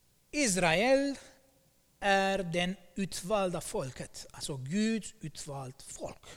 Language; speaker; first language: Swedish; non-native, fluent; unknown